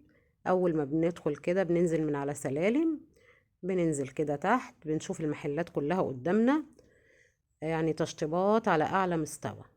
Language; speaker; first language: Arabic; native; Arabic